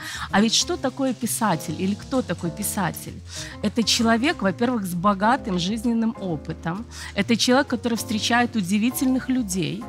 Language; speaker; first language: Russian; native; Russian